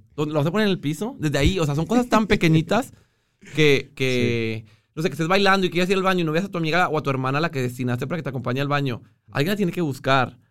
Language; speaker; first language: Spanish; native; Spanish